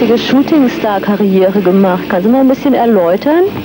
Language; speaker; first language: German; native; German